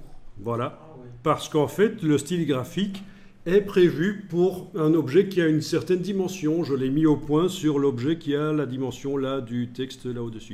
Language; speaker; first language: French; native; French